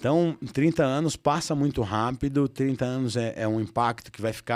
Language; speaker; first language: Portuguese; native; Portuguese